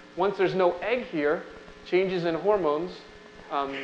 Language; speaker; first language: English; native; English